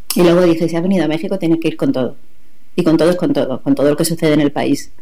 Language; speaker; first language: Spanish; native; Spanish